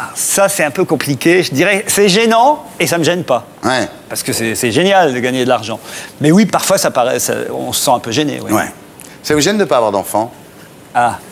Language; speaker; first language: French; native; French